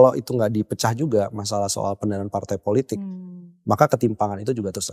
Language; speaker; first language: Indonesian; native; Indonesian